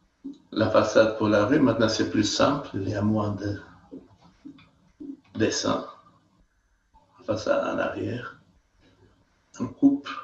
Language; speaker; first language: French; non-native, fluent; Portuguese